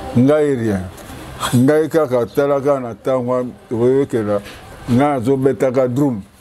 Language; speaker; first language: Lingala; native; Lingala